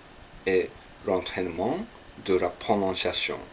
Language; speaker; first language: French; non-native, learner; Japanese